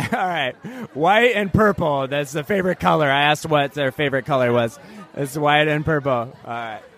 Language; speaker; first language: English; native; English